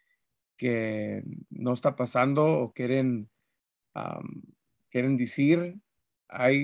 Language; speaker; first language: Spanish; early bilingual, heritage; Spanish